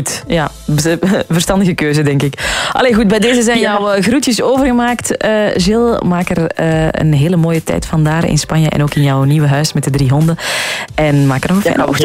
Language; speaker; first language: Dutch; native; Dutch